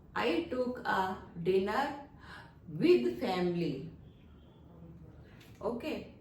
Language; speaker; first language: English; non-native, learner; Hindi